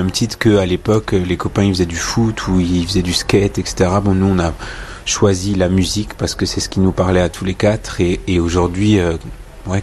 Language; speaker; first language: French; native; French